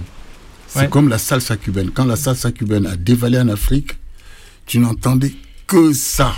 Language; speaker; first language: French; non-native, local second language; Lingala